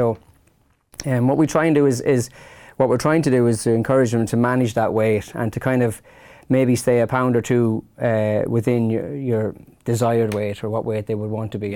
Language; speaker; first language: English; native; English